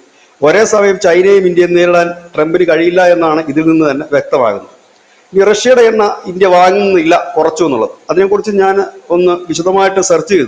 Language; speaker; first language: Malayalam; native; Malayalam